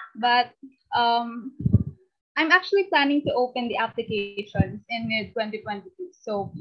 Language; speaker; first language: English; non-native, local second language; Filipino